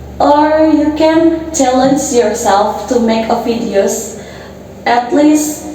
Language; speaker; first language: English; non-native, learner; Indonesian